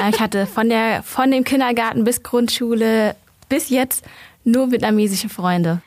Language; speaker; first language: German; early bilingual, other home language; Vietnamese